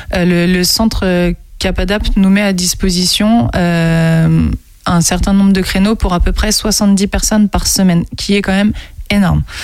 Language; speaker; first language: French; native; French